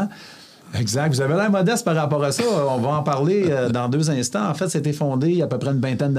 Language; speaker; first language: French; native; French